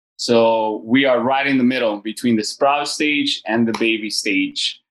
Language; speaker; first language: English; early bilingual, other home language; Spanish